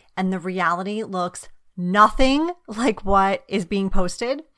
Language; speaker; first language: English; native; English